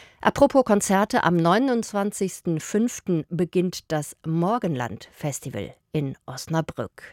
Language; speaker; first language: German; native; German